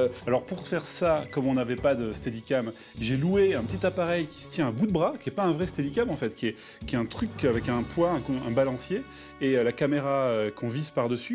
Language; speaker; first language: French; native; French